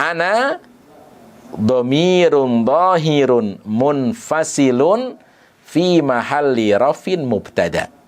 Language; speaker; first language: Arabic; non-native, fluent; Indonesian